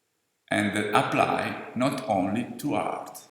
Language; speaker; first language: English; non-native, fluent; Italian